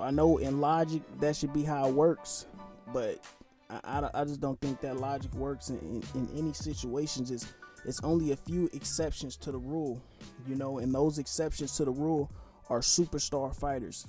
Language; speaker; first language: English; native; English